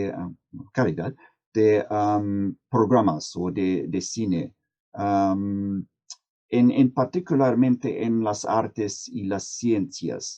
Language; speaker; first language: Spanish; non-native, fluent; English